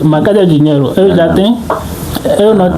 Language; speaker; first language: Portuguese; non-native, fluent; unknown